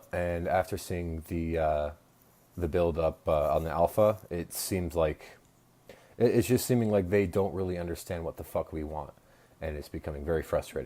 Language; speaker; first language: English; native; English